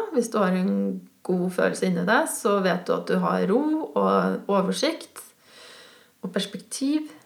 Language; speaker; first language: Norwegian; non-native, fluent; Swiss German